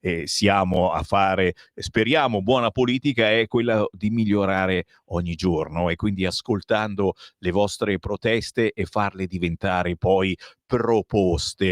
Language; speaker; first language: Italian; native; Italian